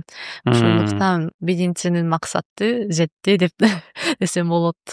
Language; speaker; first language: Kyrgyz; non-native, learner; Japanese